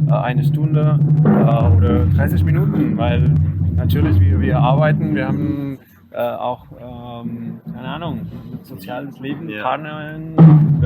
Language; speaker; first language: German; non-native, fluent; Spanish